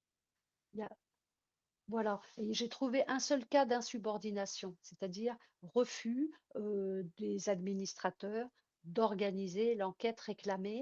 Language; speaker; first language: French; native; French